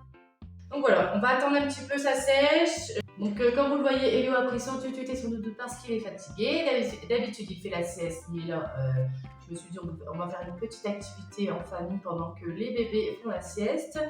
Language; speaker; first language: French; native; French